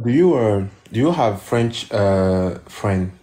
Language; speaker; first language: English; non-native, learner; French